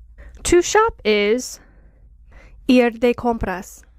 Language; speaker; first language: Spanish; non-native, fluent; English